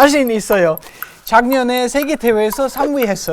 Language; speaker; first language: Korean; non-native, fluent; German